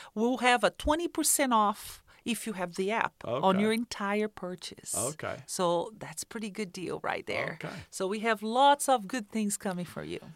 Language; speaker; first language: English; non-native, fluent; Portuguese